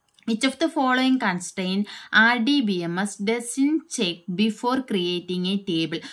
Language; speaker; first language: English; non-native, local second language; Malayalam